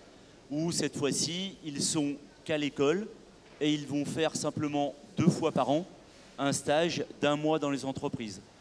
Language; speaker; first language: French; native; French